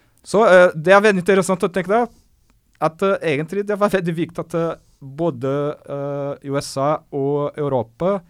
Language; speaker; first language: Norwegian; non-native, fluent; Portuguese